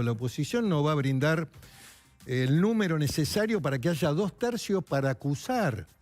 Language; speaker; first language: Spanish; native; Spanish